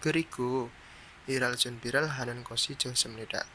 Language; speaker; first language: Korean; non-native, fluent; Indonesian